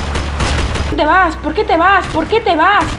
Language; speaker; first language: Spanish; native; Spanish